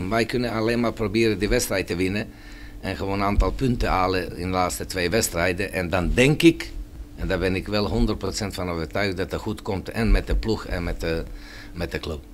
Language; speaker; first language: Dutch; non-native, fluent; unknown